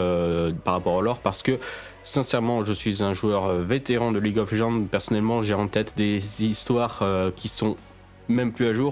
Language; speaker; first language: French; native; French